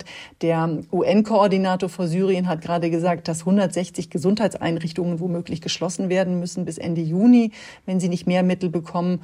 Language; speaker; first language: German; native; German